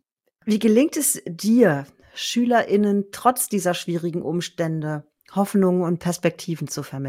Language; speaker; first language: German; native; German